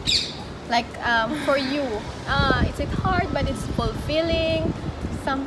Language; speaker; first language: English; non-native, fluent; Filipino